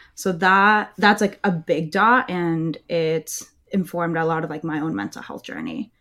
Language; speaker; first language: English; early bilingual, other home language; Spanish